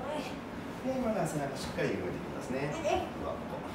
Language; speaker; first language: Japanese; native; Japanese